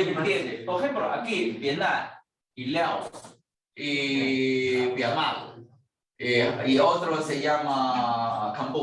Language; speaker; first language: Spanish; non-native, fluent; Chinese